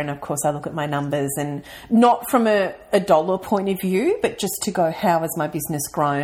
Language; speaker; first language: English; native; English